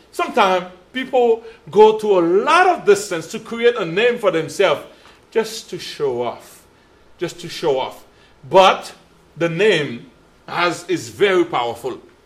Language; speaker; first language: English; non-native, fluent; Haitian Creole